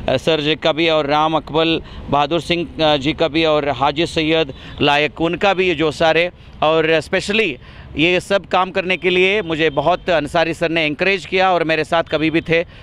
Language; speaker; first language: Hindi; non-native, local second language; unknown